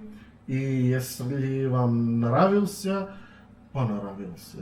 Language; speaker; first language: Russian; non-native, learner; Serbian